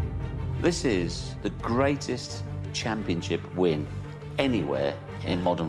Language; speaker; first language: English; native; English